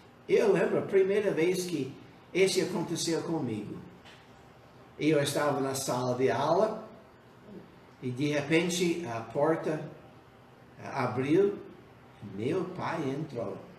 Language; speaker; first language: Portuguese; non-native, fluent; English